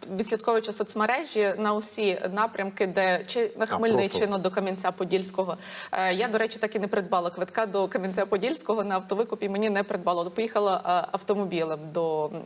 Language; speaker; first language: Ukrainian; native; Ukrainian